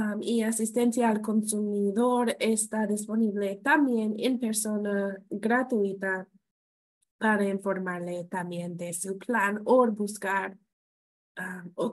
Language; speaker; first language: Spanish; non-native, fluent; English